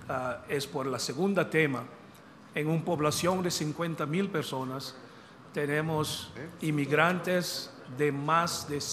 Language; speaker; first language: Spanish; non-native, fluent; English